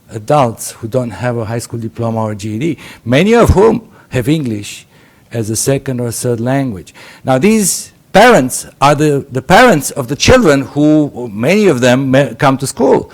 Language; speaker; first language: English; non-native, fluent; Romanian